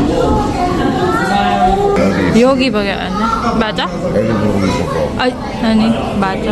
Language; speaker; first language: Korean; non-native, learner; Thai